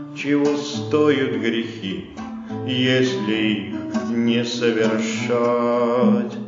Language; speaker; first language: Russian; non-native, local second language; Azerbaijani